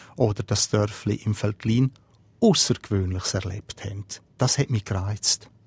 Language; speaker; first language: German; native; German